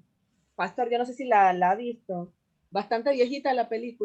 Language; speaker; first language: Spanish; native; Spanish